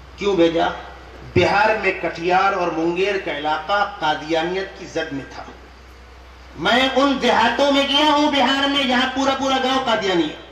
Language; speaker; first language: Urdu; native; Urdu